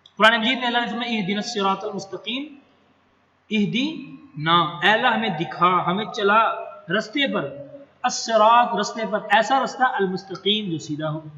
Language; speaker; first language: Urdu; non-native, local second language; Punjabi